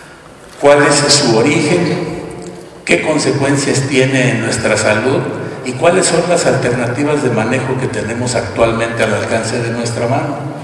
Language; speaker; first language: Spanish; native; Spanish